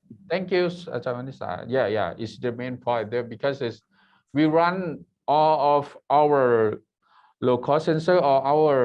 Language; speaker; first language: English; non-native, learner; Thai